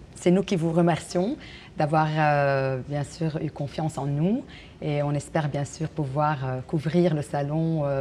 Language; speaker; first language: French; non-native, local second language; Arabic